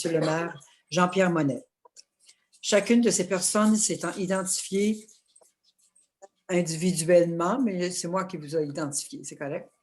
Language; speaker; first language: French; native; French